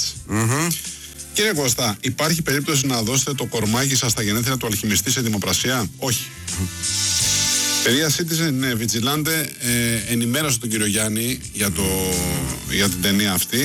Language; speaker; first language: Greek; native; Greek